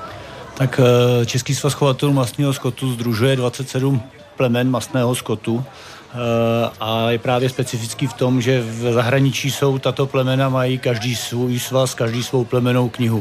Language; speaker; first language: Czech; native; Czech